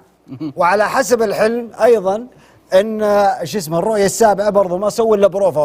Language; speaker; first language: Arabic; native; Arabic